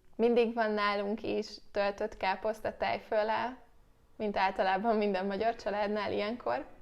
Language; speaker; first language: Hungarian; native; Hungarian